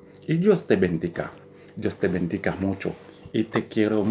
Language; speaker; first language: Spanish; non-native, learner; Haitian Creole